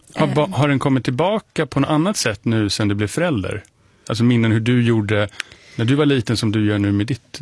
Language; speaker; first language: Swedish; native; Swedish